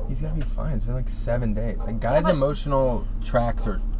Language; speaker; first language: English; native; English